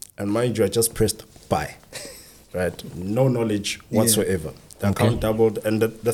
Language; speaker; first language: English; non-native, local second language; Southern Sotho